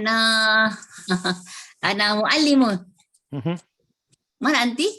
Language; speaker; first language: Arabic; non-native, learner; Malay